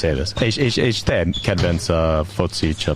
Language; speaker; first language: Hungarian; non-native, learner; English